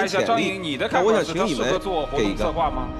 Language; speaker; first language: Chinese; native; Chinese